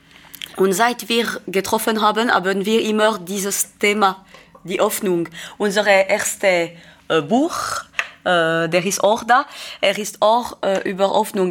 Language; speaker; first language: German; non-native, learner; French